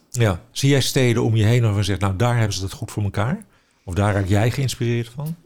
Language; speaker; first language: Dutch; native; Dutch